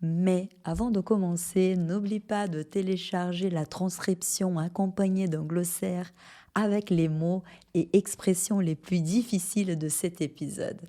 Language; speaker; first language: French; non-native, fluent; Portuguese